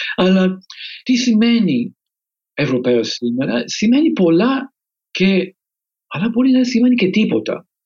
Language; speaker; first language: Greek; non-native, fluent; English